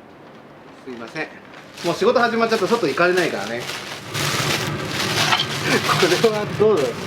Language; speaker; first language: Japanese; native; Japanese